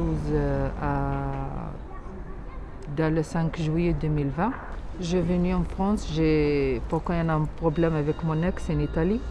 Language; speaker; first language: French; non-native, local second language; Arabic